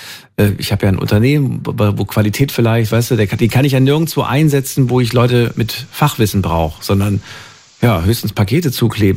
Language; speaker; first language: German; native; German